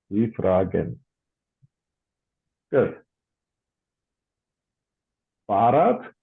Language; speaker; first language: German; non-native, fluent; English